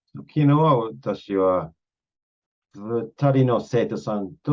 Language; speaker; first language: Japanese; non-native, fluent; English